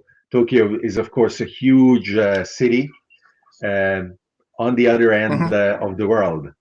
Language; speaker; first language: English; non-native, fluent; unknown